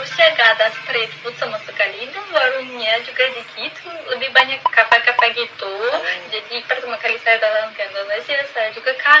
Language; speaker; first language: Indonesian; non-native, fluent; Russian